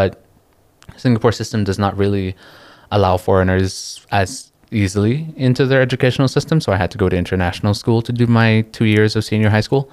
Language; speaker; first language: English; non-native, local second language; Filipino